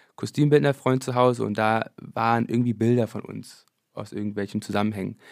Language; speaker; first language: German; early bilingual, other home language; English